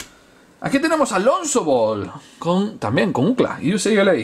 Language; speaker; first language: Spanish; native; Spanish